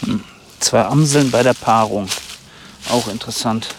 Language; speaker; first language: German; native; German